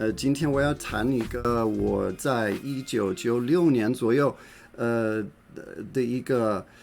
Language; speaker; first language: Chinese; non-native, fluent; English